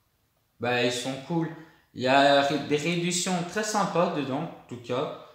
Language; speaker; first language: French; native; French